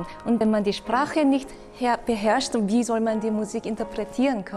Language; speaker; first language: German; non-native, fluent; Korean